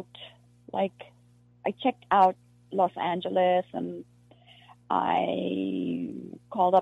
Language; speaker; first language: English; non-native, local second language; Afrikaans